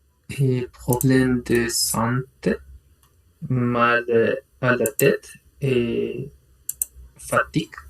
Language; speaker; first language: French; non-native, learner; Spanish